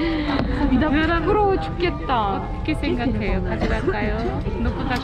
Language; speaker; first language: Korean; non-native, fluent; Uzbek